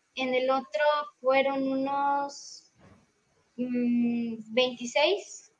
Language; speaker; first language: Spanish; native; Spanish